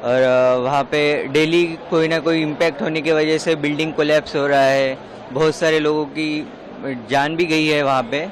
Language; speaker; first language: Hindi; native; Hindi